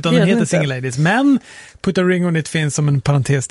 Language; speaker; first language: Swedish; native; Swedish